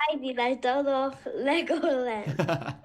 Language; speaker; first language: English; non-native, learner; Korean